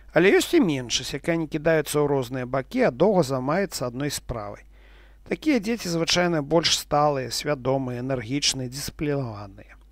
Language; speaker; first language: Belarusian; non-native, local second language; Russian